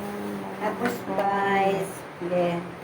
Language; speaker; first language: Filipino; non-native, local second language; Cebuano